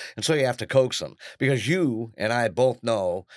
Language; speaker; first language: English; native; English